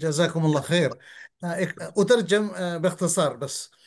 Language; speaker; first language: Arabic; non-native, fluent; Bangla